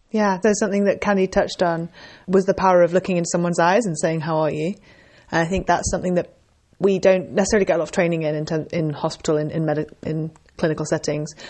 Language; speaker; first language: English; native; English